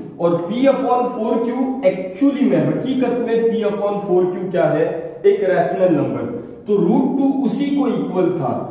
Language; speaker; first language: Hindi; native; Hindi